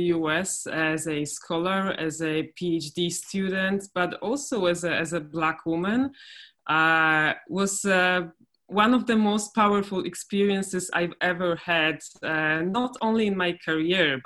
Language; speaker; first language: English; non-native, fluent; Polish